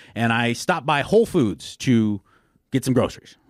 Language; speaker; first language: English; native; English